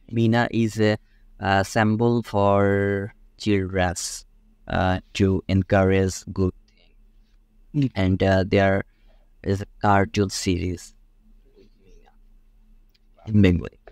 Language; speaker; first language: English; non-native, local second language; Bangla